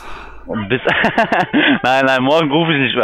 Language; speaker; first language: German; native; German